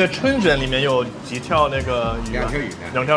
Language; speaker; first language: Chinese; non-native, fluent; English